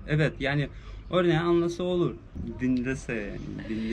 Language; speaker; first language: Turkish; non-native, fluent; Russian